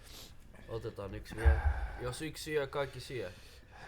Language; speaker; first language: Finnish; non-native, learner; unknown